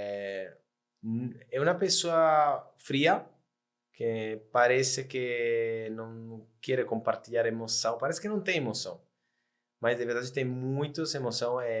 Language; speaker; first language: Portuguese; non-native, fluent; Italian